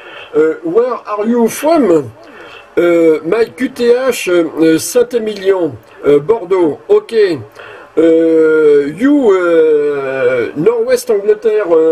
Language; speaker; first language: English; non-native, learner; French